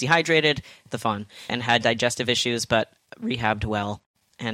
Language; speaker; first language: English; native; English